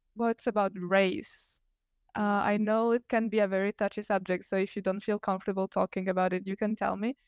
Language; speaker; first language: English; non-native, fluent; Italian